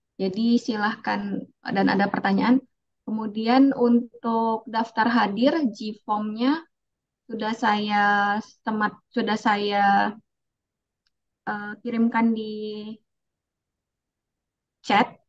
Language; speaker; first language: Indonesian; native; Indonesian